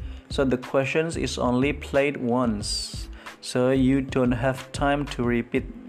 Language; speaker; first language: English; non-native, fluent; Indonesian